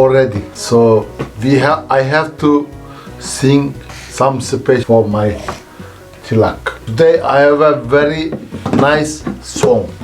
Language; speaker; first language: English; non-native, learner; Turkish